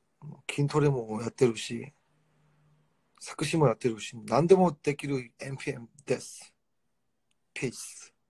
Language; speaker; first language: Japanese; non-native, fluent; Korean